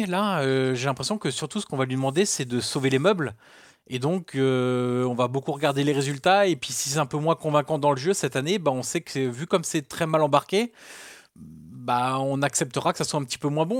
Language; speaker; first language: French; native; French